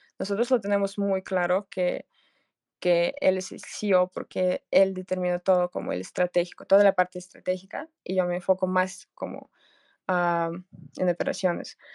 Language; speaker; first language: Spanish; non-native, fluent; Russian